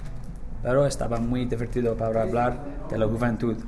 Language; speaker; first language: Spanish; non-native, learner; English